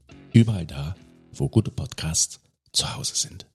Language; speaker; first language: German; native; German